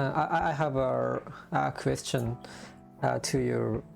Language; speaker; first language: English; non-native, learner; Japanese